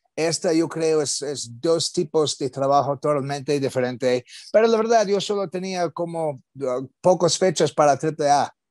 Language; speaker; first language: Spanish; non-native, learner; English